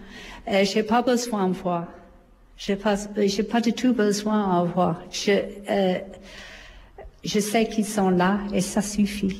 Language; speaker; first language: French; non-native, fluent; English